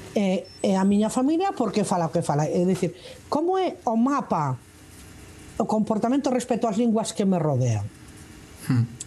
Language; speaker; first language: Galician; non-native, local second language; Spanish